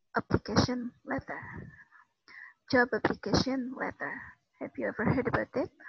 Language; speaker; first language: English; non-native, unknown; Indonesian